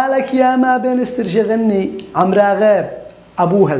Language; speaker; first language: Arabic; native; Arabic